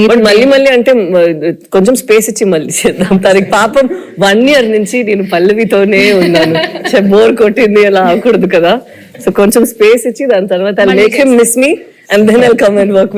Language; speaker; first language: Telugu; non-native, fluent; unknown